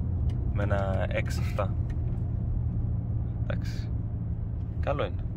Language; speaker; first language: Greek; native; Greek